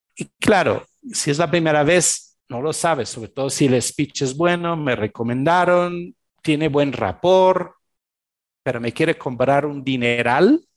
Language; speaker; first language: Spanish; non-native, fluent; French